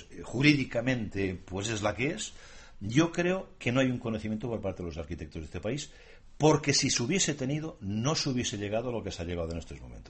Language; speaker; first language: Spanish; native; Spanish